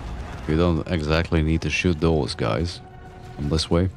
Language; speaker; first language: English; native; English